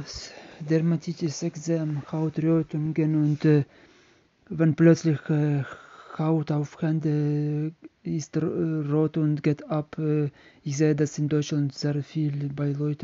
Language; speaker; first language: German; non-native, learner; Ukrainian